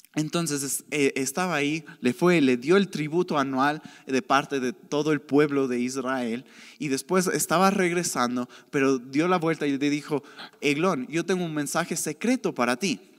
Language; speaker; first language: Spanish; native; Spanish